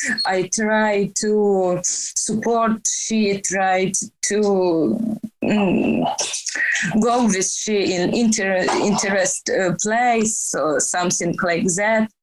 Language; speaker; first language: English; non-native, learner; Ukrainian